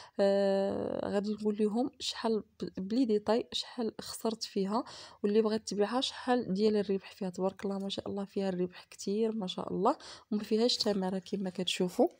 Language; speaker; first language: Arabic; native; Arabic